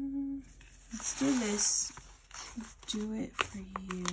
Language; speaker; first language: English; native; English